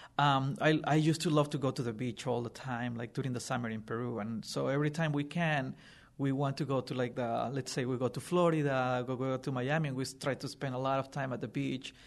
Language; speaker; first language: English; non-native, fluent; Spanish